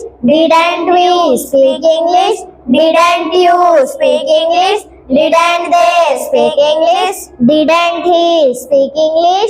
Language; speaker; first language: English; non-native, learner; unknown